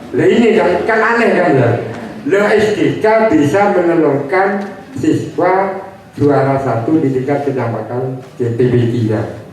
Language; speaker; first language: Indonesian; non-native, local second language; Javanese